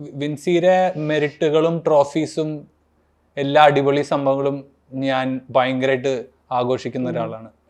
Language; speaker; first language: Malayalam; early bilingual, heritage; Malayalam